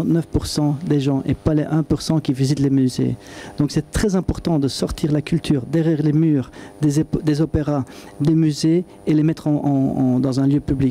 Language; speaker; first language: French; non-native, local second language; Dutch